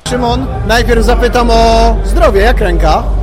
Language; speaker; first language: Polish; native; Polish